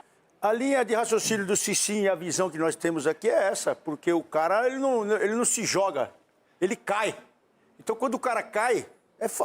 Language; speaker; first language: Portuguese; native; Portuguese